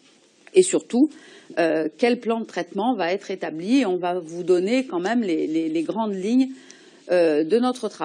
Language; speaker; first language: French; native; French